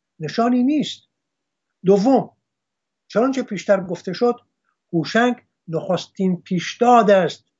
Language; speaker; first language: Persian; non-native, local second language; Armenian